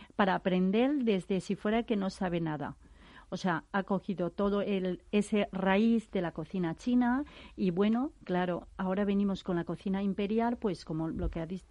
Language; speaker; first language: Spanish; non-native, fluent; Chinese